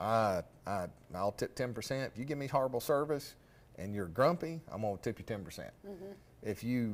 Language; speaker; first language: English; native; English